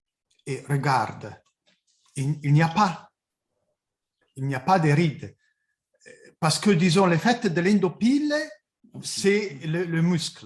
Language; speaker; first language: French; non-native, fluent; Italian